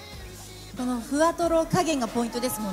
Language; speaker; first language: Japanese; native; Japanese